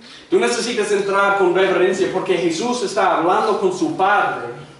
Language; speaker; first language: Spanish; non-native, fluent; English